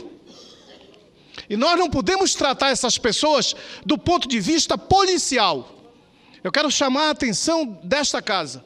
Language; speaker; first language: Portuguese; native; Portuguese